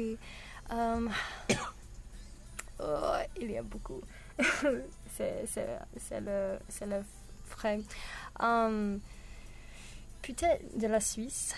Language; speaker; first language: French; non-native, learner; English